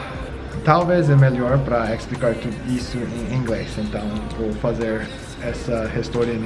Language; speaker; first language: Portuguese; non-native, learner; English